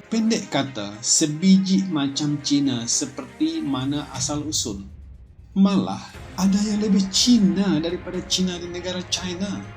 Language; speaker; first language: Malay; native; Malay